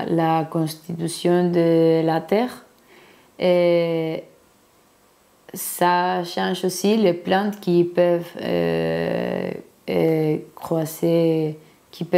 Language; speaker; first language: French; non-native, learner; Spanish